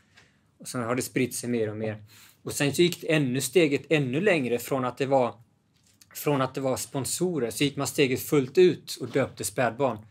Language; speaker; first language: Swedish; native; Swedish